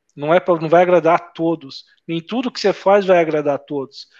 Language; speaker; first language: Portuguese; native; Portuguese